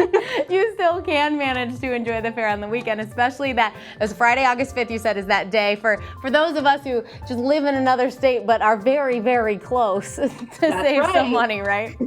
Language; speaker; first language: English; native; English